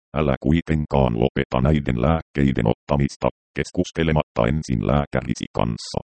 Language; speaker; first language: Finnish; native; Finnish